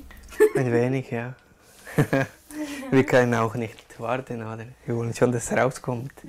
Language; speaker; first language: German; non-native, learner; Spanish